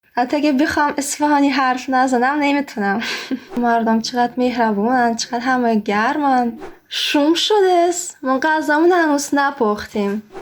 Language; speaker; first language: Persian; non-native, fluent; Russian